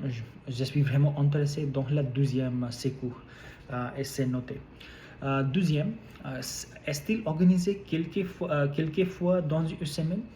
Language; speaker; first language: French; non-native, learner; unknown